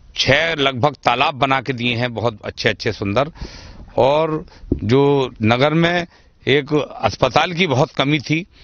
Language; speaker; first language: Hindi; native; Hindi